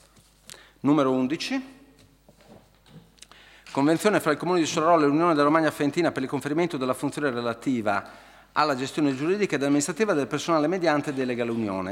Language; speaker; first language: Italian; native; Italian